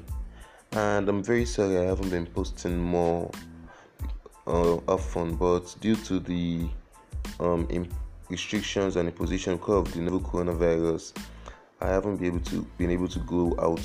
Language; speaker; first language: English; non-native, local second language; Yoruba